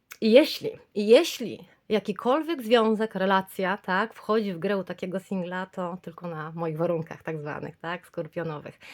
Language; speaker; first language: Polish; native; Polish